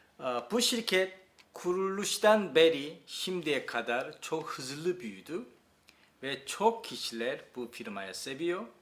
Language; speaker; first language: Turkish; non-native, learner; Korean